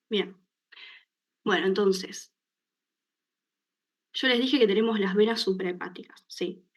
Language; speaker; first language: Spanish; native; Spanish